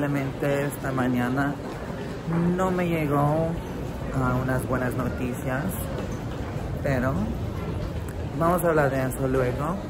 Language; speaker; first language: Spanish; early bilingual, heritage; English